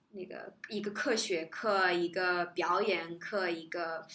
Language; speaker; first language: Chinese; early bilingual, other home language; English